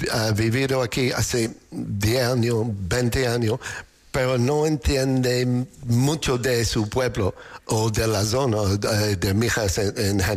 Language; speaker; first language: Spanish; non-native, learner; English